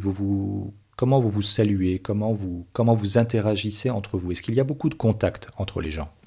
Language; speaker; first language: French; native; French